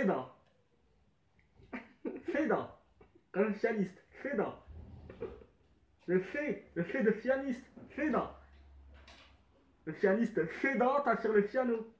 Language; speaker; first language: French; native; French